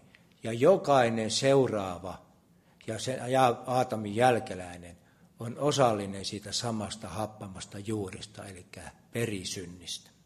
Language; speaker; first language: Finnish; native; Finnish